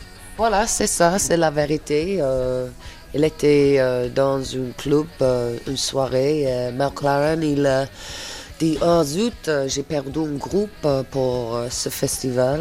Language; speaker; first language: French; non-native, fluent; English